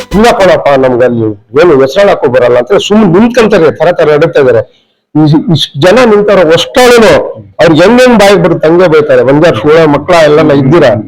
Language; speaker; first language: Kannada; native; Kannada